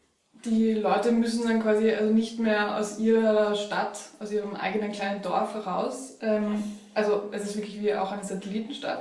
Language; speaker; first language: German; native; German